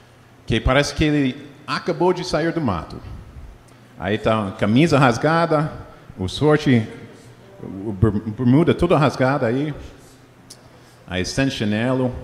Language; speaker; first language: Portuguese; non-native, fluent; English